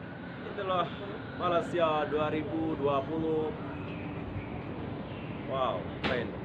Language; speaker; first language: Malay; non-native, local second language; Indonesian